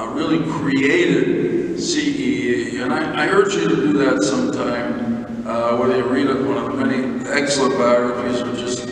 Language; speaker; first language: English; native; English